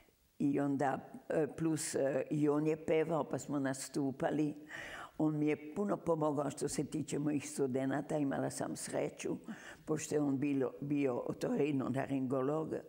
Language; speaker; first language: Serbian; early bilingual, heritage; Serbian